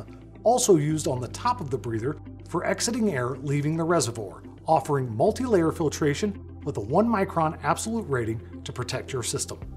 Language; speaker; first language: English; native; English